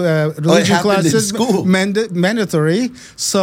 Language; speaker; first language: English; non-native, fluent; Turkish